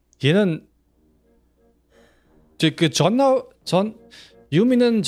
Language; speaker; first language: Korean; non-native, fluent; German